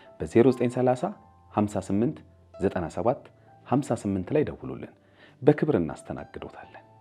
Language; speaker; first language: Amharic; native; Amharic